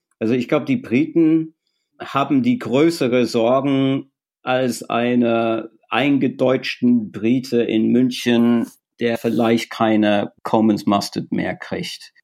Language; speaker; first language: German; non-native, fluent; English